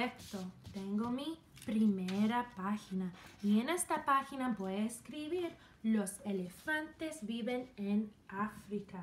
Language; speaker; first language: Spanish; non-native, fluent; English